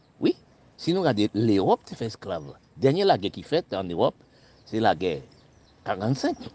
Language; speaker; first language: French; non-native, local second language; Haitian Creole